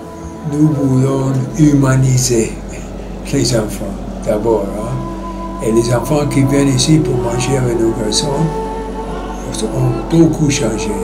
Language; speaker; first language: French; non-native, fluent; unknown